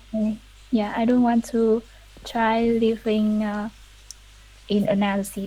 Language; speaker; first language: English; non-native, learner; Vietnamese